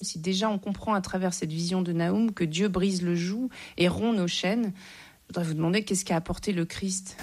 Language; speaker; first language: French; native; French